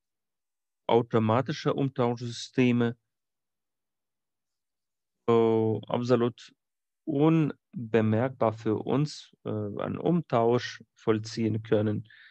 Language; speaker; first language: German; non-native, fluent; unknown